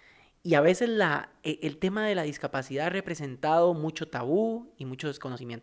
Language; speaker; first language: Spanish; native; Spanish